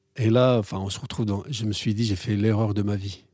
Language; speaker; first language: French; non-native, local second language; Arabic